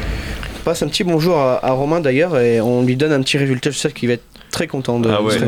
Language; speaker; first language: French; native; French